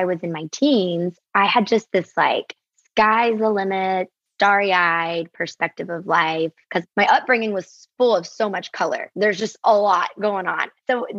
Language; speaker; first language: English; native; English